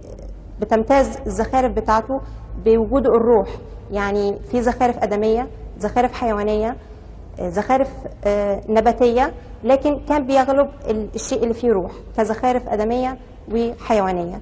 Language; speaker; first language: Arabic; native; Arabic